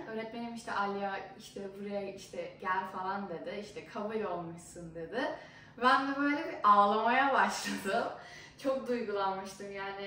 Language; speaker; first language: Turkish; early bilingual, heritage; Turkish